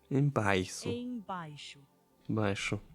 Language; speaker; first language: Portuguese; non-native, learner; German